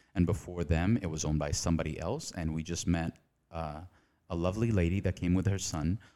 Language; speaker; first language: English; non-native, fluent; Spanish